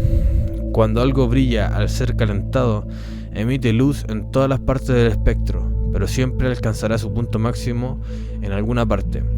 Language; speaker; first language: Spanish; native; Spanish